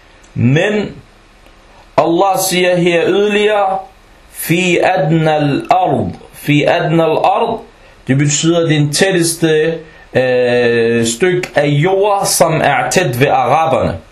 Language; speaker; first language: Danish; early bilingual, other home language; Arabic